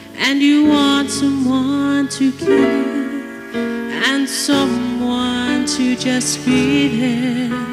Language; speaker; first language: English; native; English